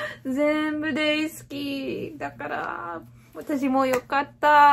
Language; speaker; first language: Japanese; non-native, learner; English